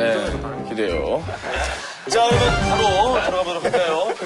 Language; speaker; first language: Korean; native; Korean